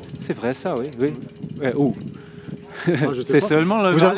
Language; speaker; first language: French; non-native, local second language; German